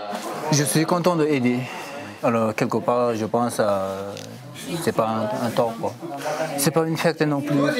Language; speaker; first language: French; non-native, fluent; Sherpa